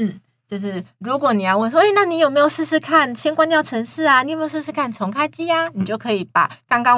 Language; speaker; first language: Chinese; native; Chinese